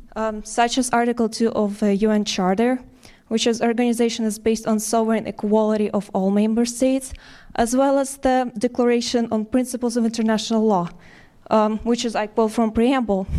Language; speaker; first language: English; non-native, fluent; Ukrainian